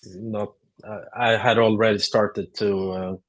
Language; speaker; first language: English; non-native, fluent; Swedish